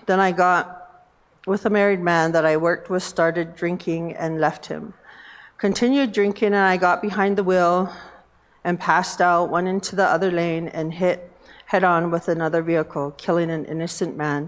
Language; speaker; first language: English; native; English